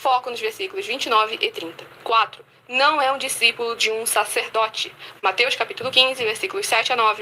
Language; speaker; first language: Portuguese; native; Portuguese